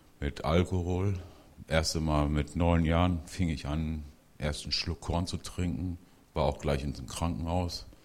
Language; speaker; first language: German; early bilingual, other home language; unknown